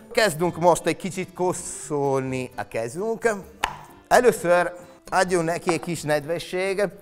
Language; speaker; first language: Hungarian; non-native, fluent; Italian